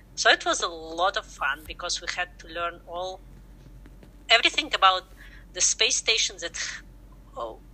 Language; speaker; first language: English; non-native, fluent; Russian